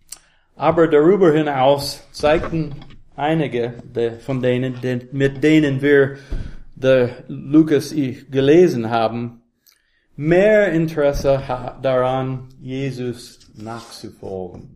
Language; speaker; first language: German; non-native, learner; English